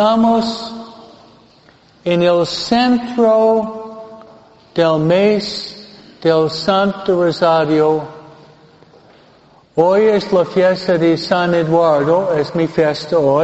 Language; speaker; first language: Spanish; non-native, fluent; English